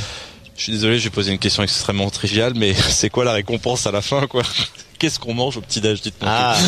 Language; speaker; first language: French; native; French